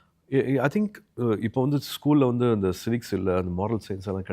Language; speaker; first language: Tamil; native; Tamil